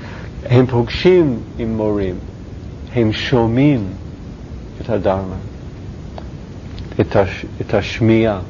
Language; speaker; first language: Hebrew; non-native, learner; English